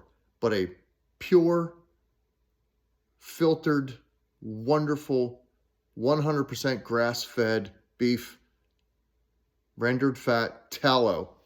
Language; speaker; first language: English; native; English